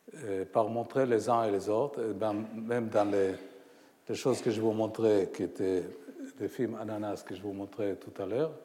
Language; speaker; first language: French; non-native, fluent; Hebrew